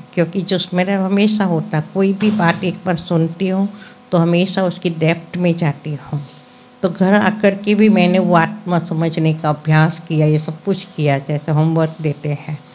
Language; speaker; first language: Hindi; non-native, local second language; Gujarati